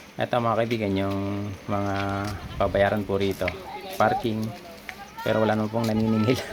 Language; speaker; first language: Filipino; non-native, local second language; Bikol